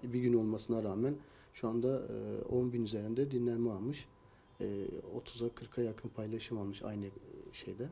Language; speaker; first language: Turkish; native; Turkish